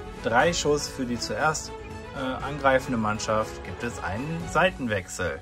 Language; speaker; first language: German; native; German